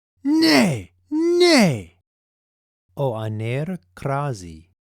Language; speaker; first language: Greek; non-native, fluent; English